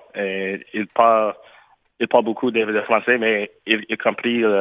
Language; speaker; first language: French; non-native, learner; English